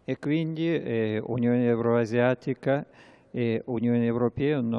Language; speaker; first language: Italian; non-native, fluent; Russian